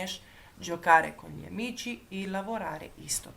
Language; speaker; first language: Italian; non-native, fluent; Macedonian